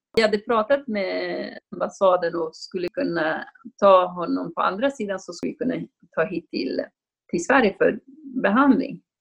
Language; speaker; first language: Swedish; non-native, fluent; Kurdish